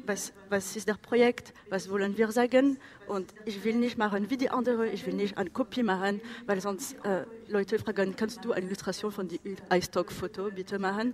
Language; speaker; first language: German; non-native, learner; French